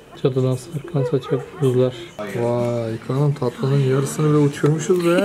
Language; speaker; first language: Turkish; native; Turkish